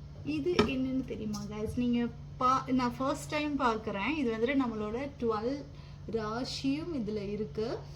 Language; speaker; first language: Tamil; non-native, local second language; Malayalam